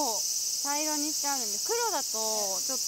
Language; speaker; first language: Japanese; native; Japanese